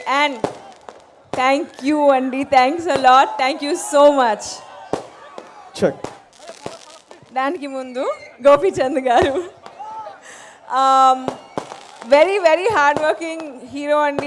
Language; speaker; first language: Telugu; non-native, learner; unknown